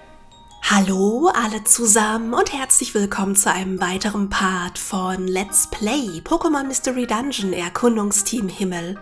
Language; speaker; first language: German; native; German